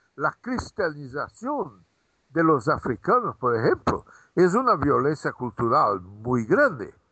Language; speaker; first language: Spanish; non-native, fluent; Portuguese